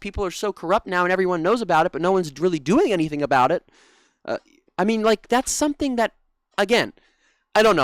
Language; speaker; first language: English; native; English